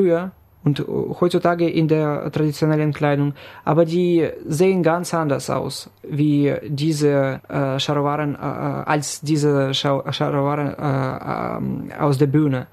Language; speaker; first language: German; non-native, fluent; Ukrainian